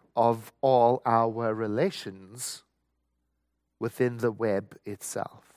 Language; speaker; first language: English; native; English